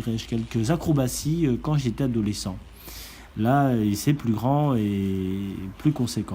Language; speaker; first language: French; native; French